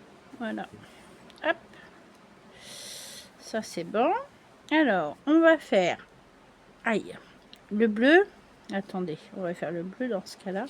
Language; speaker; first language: French; native; French